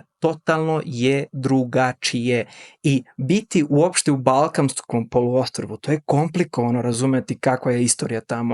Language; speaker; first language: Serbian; early bilingual, heritage; Serbian